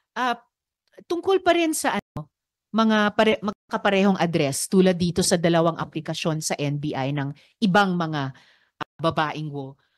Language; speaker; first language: Filipino; native; Filipino